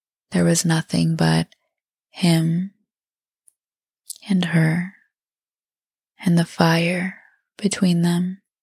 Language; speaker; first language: English; native; English